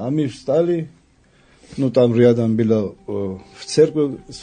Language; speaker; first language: Russian; non-native, fluent; Georgian